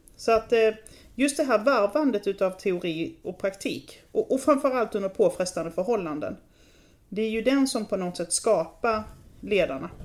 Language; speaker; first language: Swedish; native; Swedish